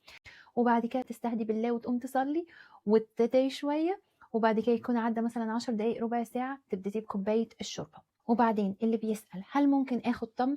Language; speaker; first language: Arabic; native; Arabic